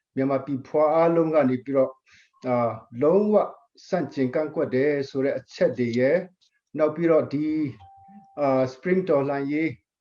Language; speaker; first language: Burmese; non-native, local second language; Hakha Chin